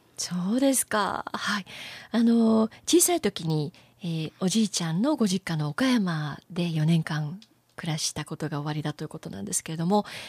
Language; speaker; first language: Japanese; native; Japanese